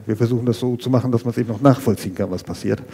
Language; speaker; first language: German; native; German